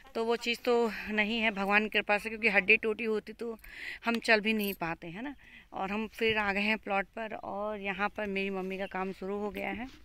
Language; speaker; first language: Hindi; native; Hindi